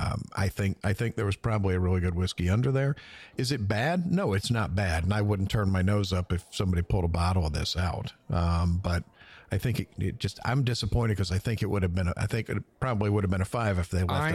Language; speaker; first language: English; native; English